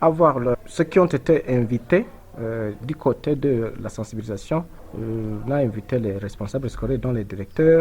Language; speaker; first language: French; non-native, local second language; Rundi